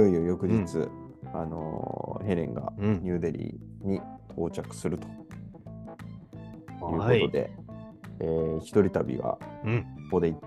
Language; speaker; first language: Japanese; native; Japanese